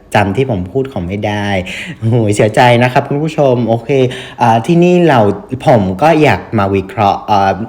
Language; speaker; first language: Thai; non-native, fluent; Vietnamese